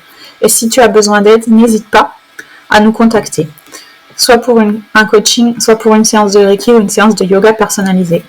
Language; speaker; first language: French; native; French